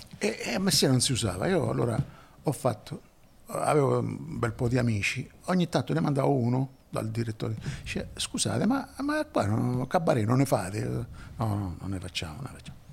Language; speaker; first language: Italian; native; Italian